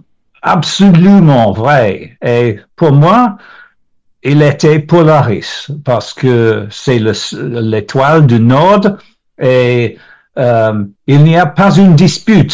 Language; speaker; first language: French; non-native, learner; English